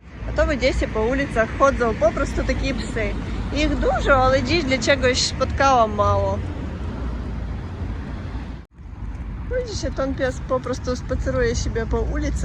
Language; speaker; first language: Polish; non-native, learner; Russian